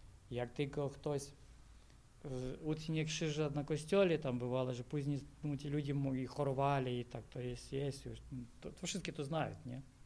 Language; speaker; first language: Ukrainian; native; Ukrainian